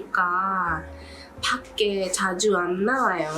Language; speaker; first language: Korean; non-native, learner; English